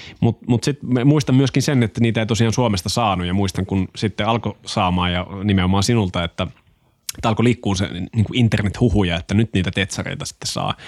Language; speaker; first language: Finnish; native; Finnish